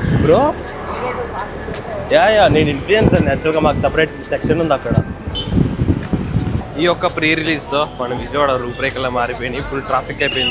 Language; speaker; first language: Telugu; native; Telugu